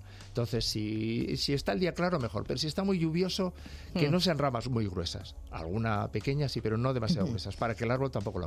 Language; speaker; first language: Spanish; native; Spanish